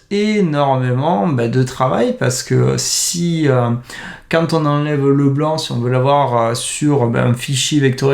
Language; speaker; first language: French; native; French